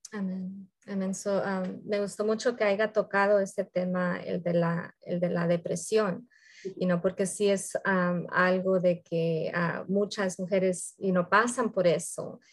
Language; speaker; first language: Spanish; early bilingual, heritage; Spanish